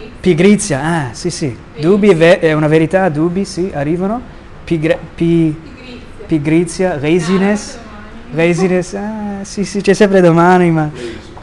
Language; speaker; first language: Italian; non-native, fluent; English